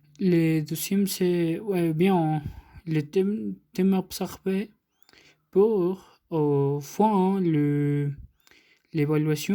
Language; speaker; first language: French; non-native, learner; Spanish